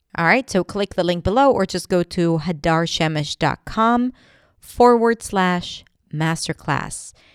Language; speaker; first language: English; non-native, fluent; Hebrew